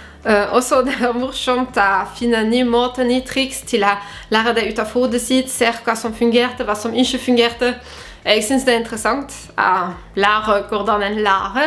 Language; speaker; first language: Norwegian; non-native, fluent; French